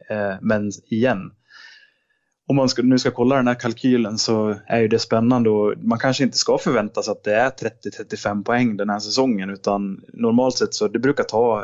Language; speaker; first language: Swedish; native; Swedish